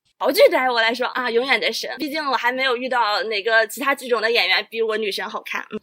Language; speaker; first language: Chinese; native; Chinese